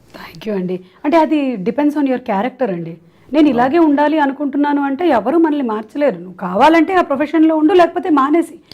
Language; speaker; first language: Telugu; non-native, local second language; Malayalam